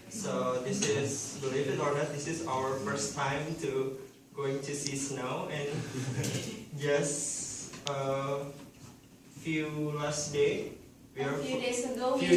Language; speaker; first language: English; non-native, learner; Indonesian